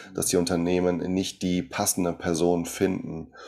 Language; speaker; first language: German; early bilingual, other home language; Portuguese